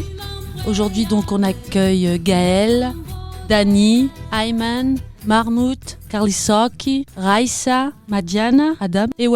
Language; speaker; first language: French; native; French